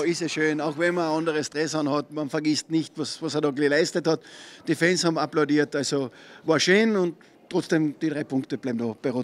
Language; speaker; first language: German; native; German